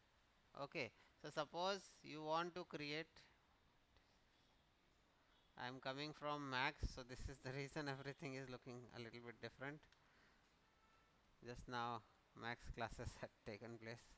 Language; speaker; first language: English; non-native, local second language; Hindi